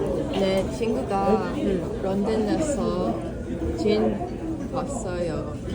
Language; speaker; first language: Korean; non-native, learner; English